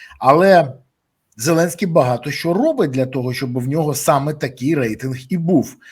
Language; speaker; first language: Ukrainian; native; Ukrainian